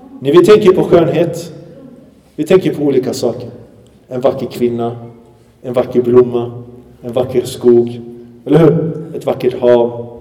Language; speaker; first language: Swedish; early bilingual, other home language; Arabic